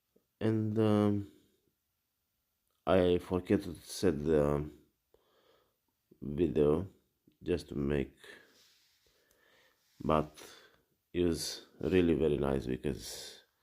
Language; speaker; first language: English; non-native, learner; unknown